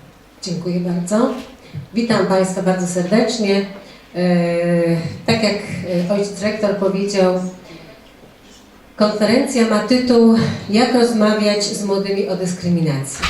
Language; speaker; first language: Polish; native; Polish